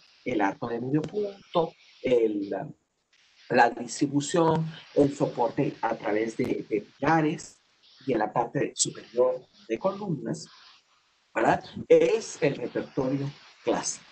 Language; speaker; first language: Spanish; native; Spanish